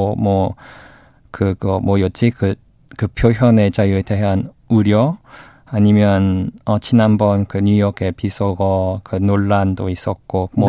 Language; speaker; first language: Korean; non-native, learner; English